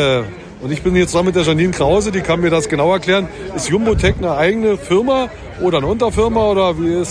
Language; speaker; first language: German; native; German